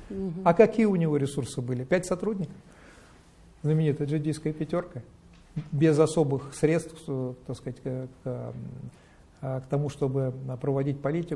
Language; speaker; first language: Russian; native; Russian